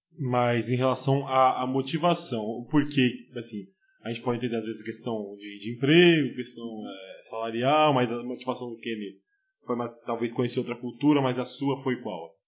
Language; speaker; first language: Portuguese; native; Portuguese